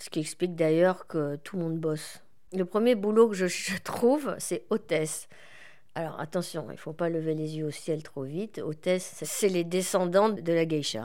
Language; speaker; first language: French; native; French